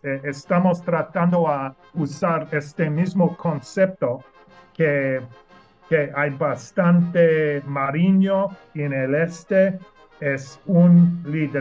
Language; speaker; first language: Spanish; non-native, learner; English